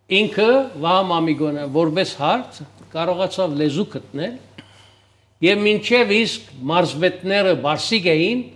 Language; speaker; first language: Armenian; early bilingual, heritage; Armenian